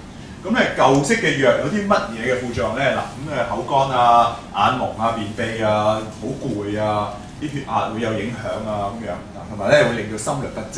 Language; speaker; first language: Cantonese; native; Cantonese